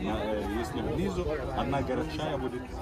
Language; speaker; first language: Russian; non-native, learner; Arabic